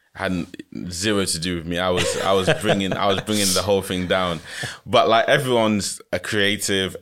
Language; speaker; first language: English; early bilingual, other home language; Yoruba